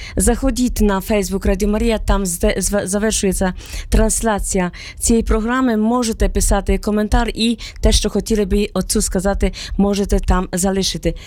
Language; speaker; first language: Ukrainian; native; Ukrainian